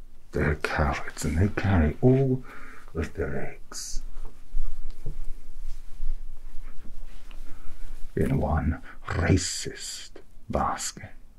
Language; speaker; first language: English; native; English